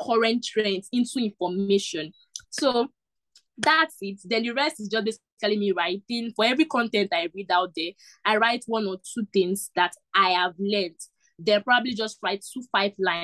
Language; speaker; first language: English; non-native, local second language; Igbo